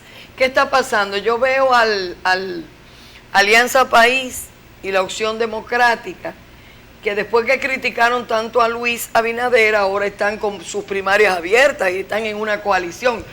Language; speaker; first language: Spanish; native; Spanish